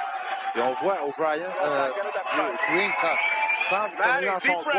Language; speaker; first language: French; native; French